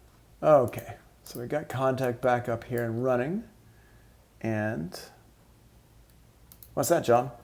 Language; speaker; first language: English; native; English